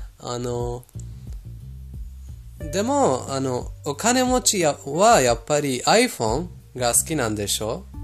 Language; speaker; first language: Japanese; non-native, fluent; Persian